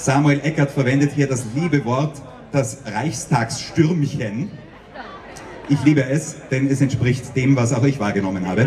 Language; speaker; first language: German; native; German